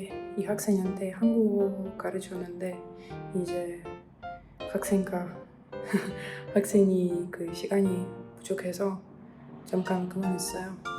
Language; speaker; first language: Korean; non-native, fluent; Ukrainian